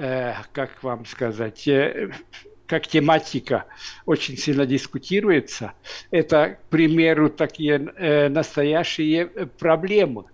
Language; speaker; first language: Russian; non-native, fluent; Hungarian